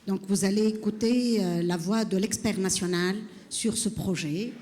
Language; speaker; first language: French; non-native, local second language; Arabic